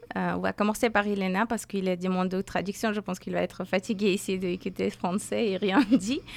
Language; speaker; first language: French; non-native, learner; Persian